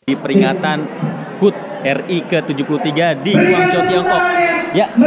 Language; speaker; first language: Indonesian; native; Indonesian